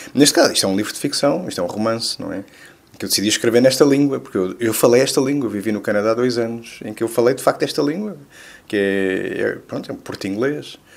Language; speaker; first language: Portuguese; native; Portuguese